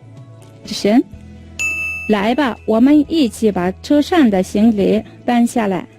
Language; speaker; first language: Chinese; non-native, fluent; Mongolian